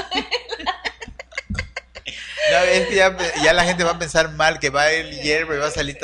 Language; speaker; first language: Spanish; native; Spanish